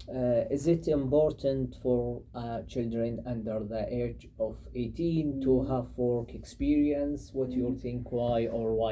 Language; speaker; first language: English; non-native, learner; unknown